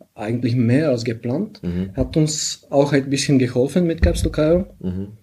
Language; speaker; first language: German; non-native, fluent; Bulgarian